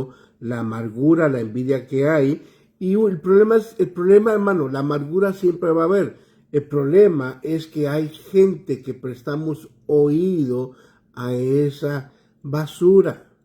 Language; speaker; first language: Spanish; native; Spanish